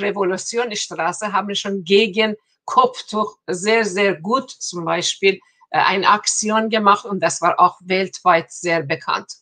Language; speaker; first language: German; non-native, fluent; Persian